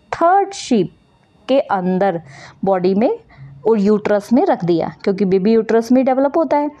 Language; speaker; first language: Hindi; native; Hindi